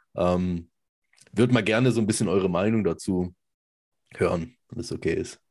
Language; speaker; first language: German; native; German